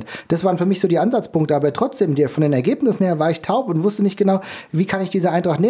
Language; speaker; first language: German; native; German